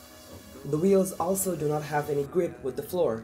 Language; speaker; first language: English; non-native, fluent; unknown